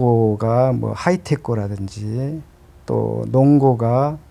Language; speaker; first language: Korean; native; Korean